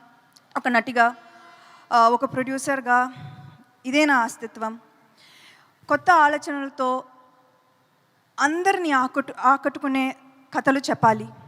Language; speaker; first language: Telugu; non-native, fluent; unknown